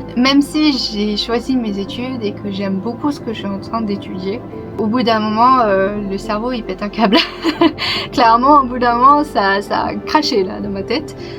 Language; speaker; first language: French; early bilingual, other home language; Vietnamese